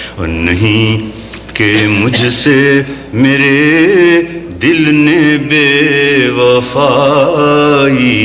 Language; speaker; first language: Urdu; native; Urdu